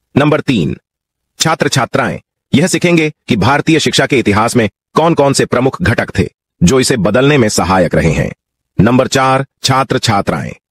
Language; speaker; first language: Hindi; non-native, local second language; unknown